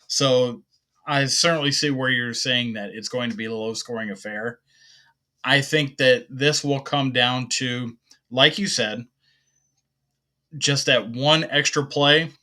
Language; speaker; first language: English; native; English